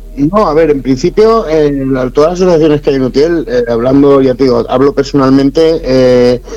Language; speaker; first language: Spanish; native; Spanish